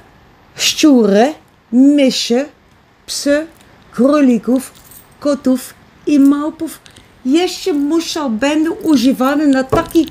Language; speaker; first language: Polish; early bilingual, heritage; Polish